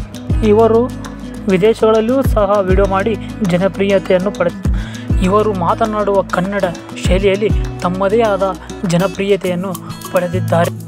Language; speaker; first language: Kannada; native; Kannada